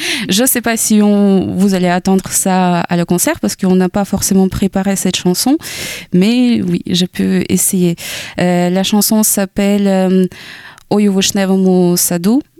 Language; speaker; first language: French; non-native, fluent; Ukrainian